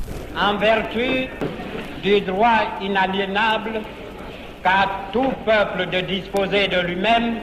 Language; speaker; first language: French; non-native, local second language; Baoulé